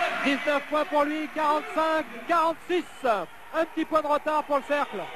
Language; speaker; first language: French; native; French